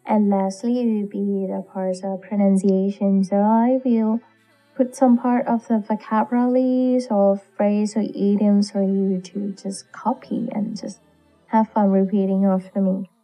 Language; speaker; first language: English; non-native, fluent; Thai